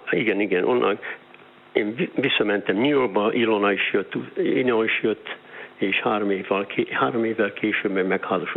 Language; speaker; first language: Hungarian; early bilingual, heritage; Hungarian